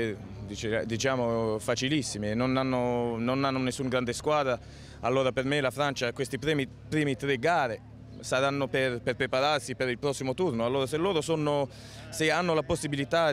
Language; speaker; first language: Italian; early bilingual, heritage; Italian